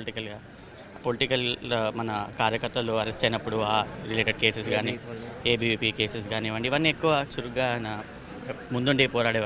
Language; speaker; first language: Telugu; native; Telugu